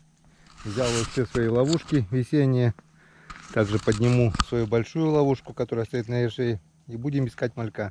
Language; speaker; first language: Russian; native; Russian